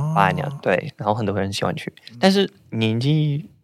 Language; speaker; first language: Chinese; non-native, fluent; Russian